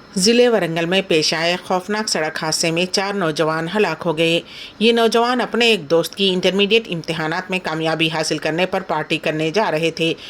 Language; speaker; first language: Urdu; native; Urdu